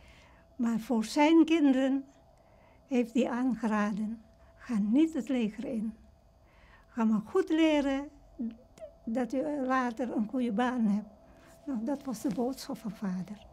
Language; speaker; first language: Dutch; early bilingual, other home language; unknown